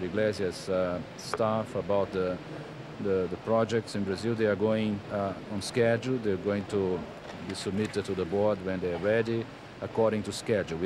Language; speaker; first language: English; non-native, fluent; Portuguese